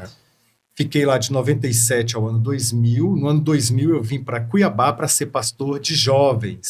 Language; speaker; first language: Portuguese; native; Portuguese